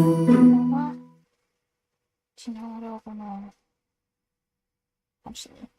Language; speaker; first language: Japanese; non-native, learner; English